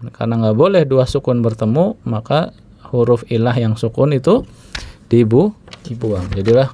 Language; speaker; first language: Indonesian; native; Indonesian